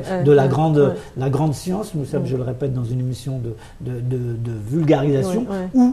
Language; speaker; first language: French; non-native, local second language; Arabic